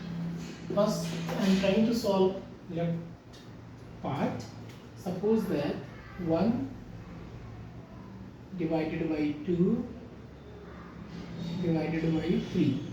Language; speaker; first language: English; non-native, local second language; Hindi